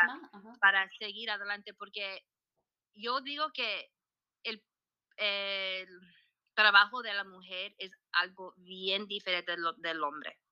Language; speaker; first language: Spanish; early bilingual, heritage; Spanish